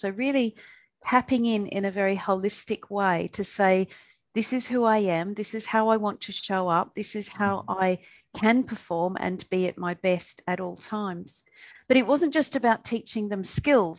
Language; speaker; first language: English; native; English